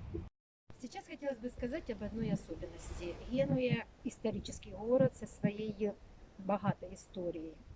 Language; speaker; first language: Russian; native; Russian